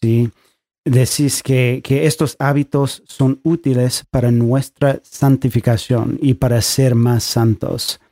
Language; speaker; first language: Spanish; non-native, fluent; English